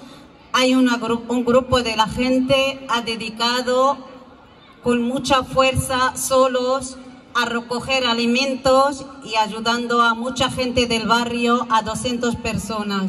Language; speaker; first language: Spanish; non-native, fluent; Arabic